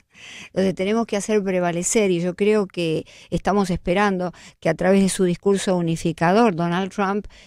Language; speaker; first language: Spanish; native; Spanish